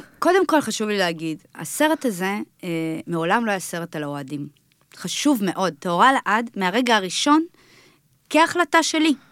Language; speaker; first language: Hebrew; early bilingual, other home language; Russian